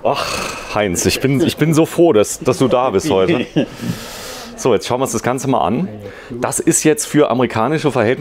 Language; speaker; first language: German; native; German